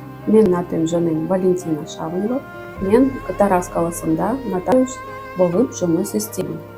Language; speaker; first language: Kazakh; non-native, local second language; Russian